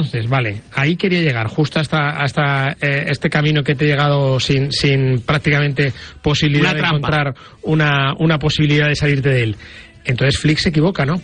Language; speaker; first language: Spanish; native; Spanish